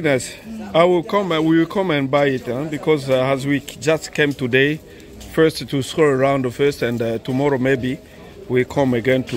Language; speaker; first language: English; non-native, learner; Lingala